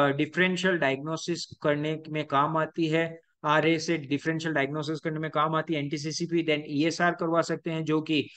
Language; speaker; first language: Hindi; native; Hindi